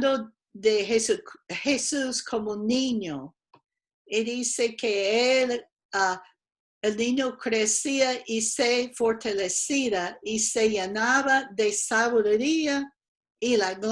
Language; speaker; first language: Spanish; non-native, fluent; English